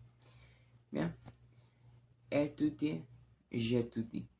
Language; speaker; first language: French; non-native, learner; Spanish